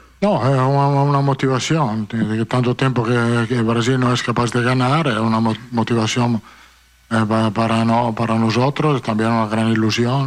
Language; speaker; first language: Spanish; non-native, fluent; Italian